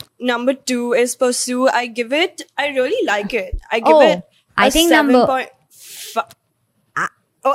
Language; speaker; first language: English; non-native, local second language; Hindi